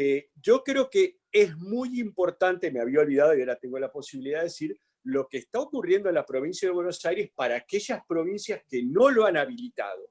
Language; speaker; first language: Spanish; native; Spanish